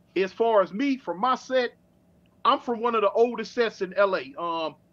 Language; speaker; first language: English; native; English